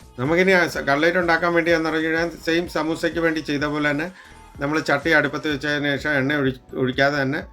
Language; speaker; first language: Malayalam; native; Malayalam